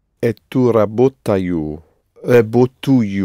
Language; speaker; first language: Russian; non-native, learner; English